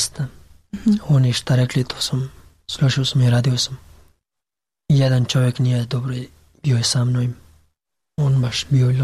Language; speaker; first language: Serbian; non-native, learner; Pashto